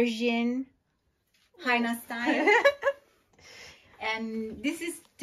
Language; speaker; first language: English; non-native, learner; Italian